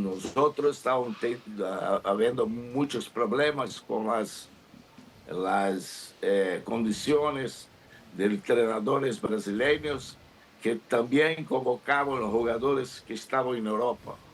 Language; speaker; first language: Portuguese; non-native, learner; Spanish